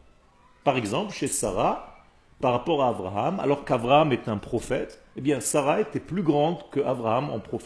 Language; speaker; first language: French; native; French